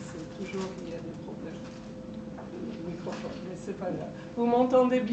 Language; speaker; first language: French; non-native, fluent; Persian